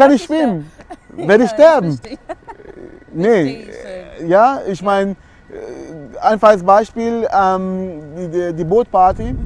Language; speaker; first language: German; non-native, fluent; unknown